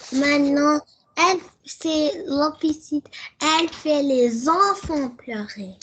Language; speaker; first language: French; early bilingual, heritage; French